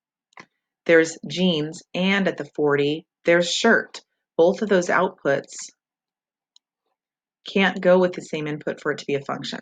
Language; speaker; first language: English; native; English